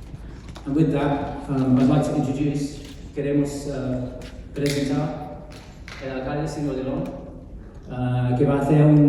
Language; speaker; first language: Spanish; non-native, fluent; English